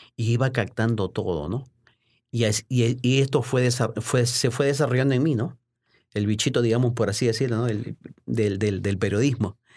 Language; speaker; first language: Spanish; native; Spanish